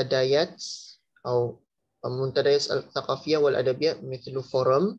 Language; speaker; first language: Arabic; non-native, learner; Malay